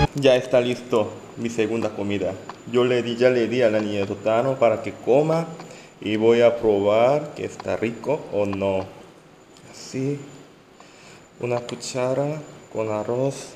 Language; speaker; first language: Spanish; non-native, learner; Korean